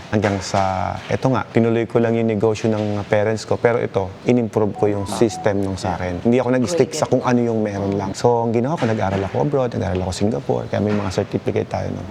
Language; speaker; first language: Filipino; native; Filipino